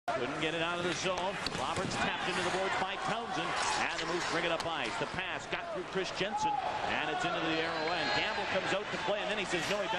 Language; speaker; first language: English; native; English